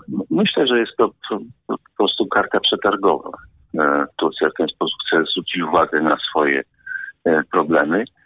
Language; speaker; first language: Polish; native; Polish